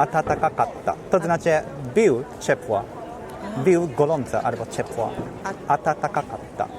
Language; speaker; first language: Polish; non-native, learner; Japanese